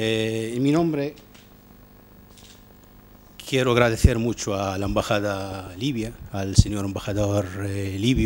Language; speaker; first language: Spanish; non-native, fluent; Arabic